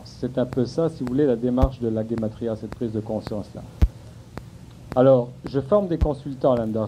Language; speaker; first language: French; native; French